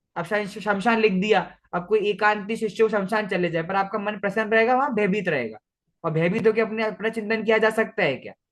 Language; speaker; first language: Hindi; non-native, local second language; Marathi